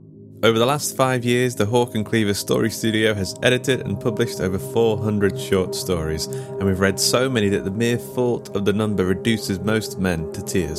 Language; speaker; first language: English; native; English